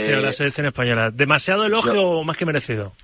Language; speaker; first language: Spanish; native; Spanish